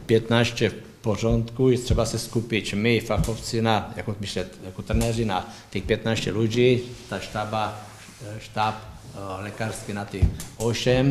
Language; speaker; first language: Polish; non-native, learner; Czech